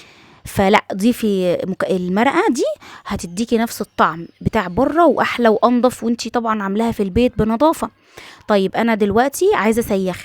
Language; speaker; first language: Arabic; native; Arabic